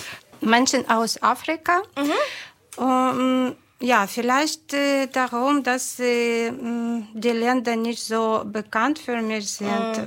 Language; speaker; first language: German; non-native, fluent; Ukrainian